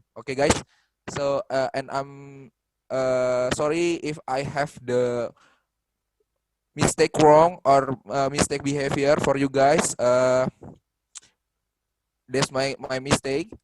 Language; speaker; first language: English; non-native, fluent; Indonesian